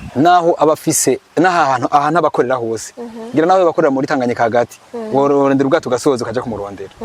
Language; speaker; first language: Rundi; native; Rundi